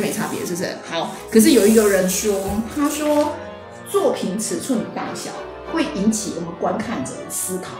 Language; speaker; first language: Chinese; native; Chinese